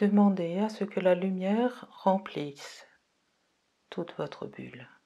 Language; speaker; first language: French; native; French